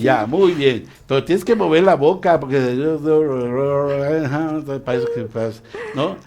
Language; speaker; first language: Spanish; native; Spanish